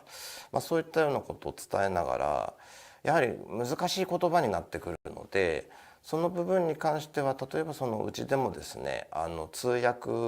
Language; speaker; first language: Japanese; native; Japanese